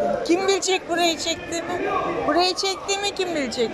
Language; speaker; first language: Turkish; native; Turkish